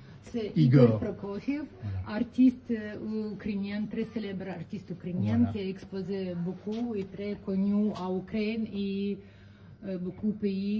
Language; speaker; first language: French; non-native, learner; Ukrainian